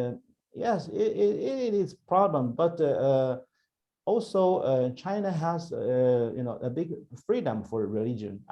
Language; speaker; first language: English; non-native, learner; Chinese